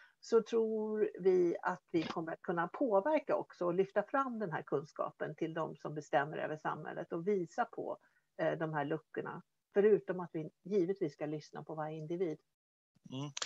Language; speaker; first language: Swedish; native; Swedish